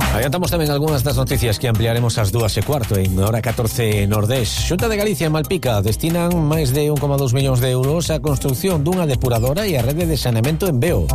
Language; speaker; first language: Galician; native; Galician